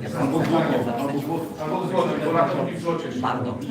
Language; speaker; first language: Polish; native; Polish